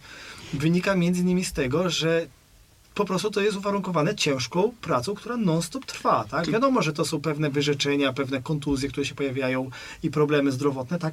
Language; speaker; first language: Polish; native; Polish